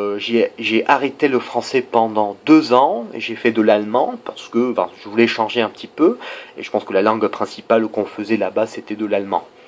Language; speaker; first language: French; non-native, fluent; English